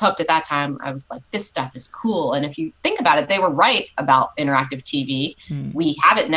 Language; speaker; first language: English; native; English